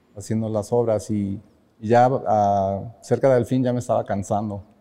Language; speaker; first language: Spanish; early bilingual, heritage; Spanish